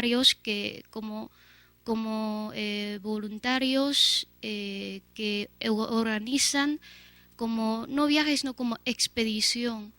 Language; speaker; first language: Spanish; non-native, fluent; Chinese